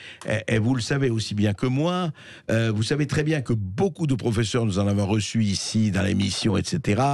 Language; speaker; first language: French; native; French